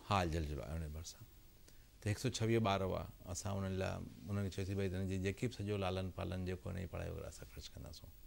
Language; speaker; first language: Sindhi; early bilingual, heritage; Sindhi